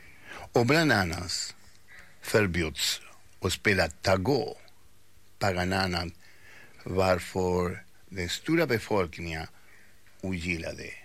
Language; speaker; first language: Swedish; non-native, fluent; Spanish